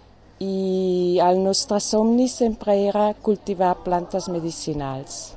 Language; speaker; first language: Catalan; non-native, fluent; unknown